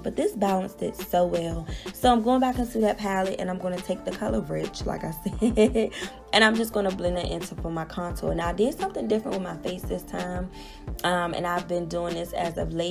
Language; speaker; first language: English; native; English